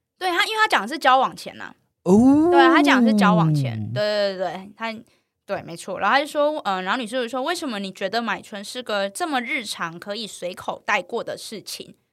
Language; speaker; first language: Chinese; native; Chinese